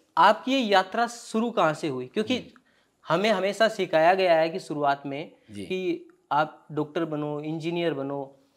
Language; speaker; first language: Hindi; native; Hindi